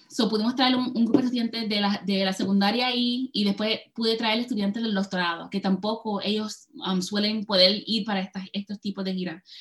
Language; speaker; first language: Spanish; early bilingual, heritage; Spanish